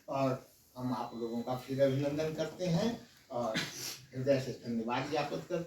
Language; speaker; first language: Hindi; native; Hindi